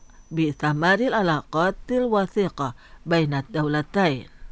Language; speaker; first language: Arabic; non-native, fluent; Indonesian